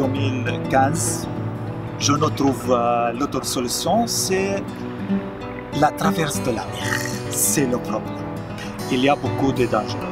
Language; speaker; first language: French; non-native, fluent; Arabic